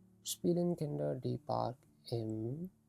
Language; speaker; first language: German; non-native, learner; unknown